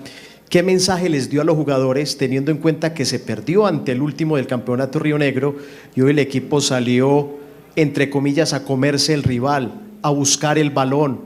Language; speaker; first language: Spanish; native; Spanish